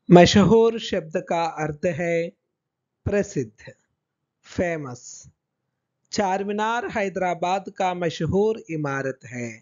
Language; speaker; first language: Hindi; non-native, local second language; Telugu